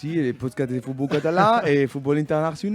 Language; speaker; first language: Catalan; native; Catalan